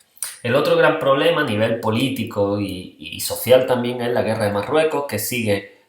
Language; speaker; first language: Spanish; native; Spanish